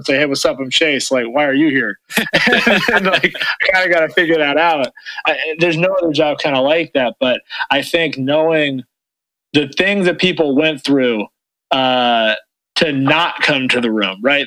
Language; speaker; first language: English; native; English